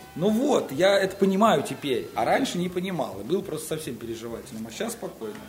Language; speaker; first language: Russian; native; Russian